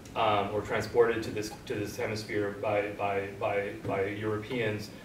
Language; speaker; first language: English; native; English